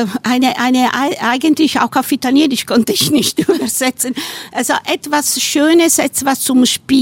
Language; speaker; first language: German; non-native, fluent; Italian